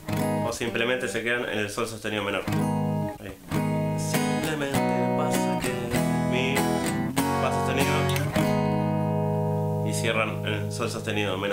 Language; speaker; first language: Spanish; native; Spanish